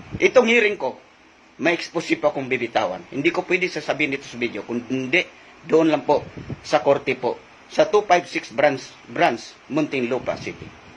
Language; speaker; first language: Filipino; non-native, local second language; Cebuano